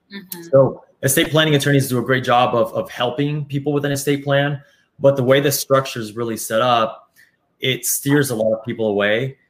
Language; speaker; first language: English; early bilingual, other home language; Spanish